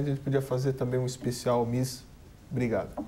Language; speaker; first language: Portuguese; native; Portuguese